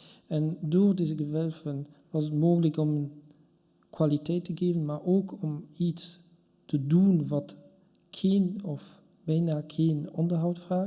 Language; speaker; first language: Dutch; non-native, local second language; French